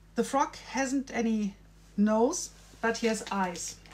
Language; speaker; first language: English; non-native, fluent; German